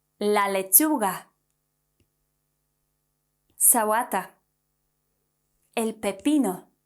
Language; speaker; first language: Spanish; non-native, fluent; Polish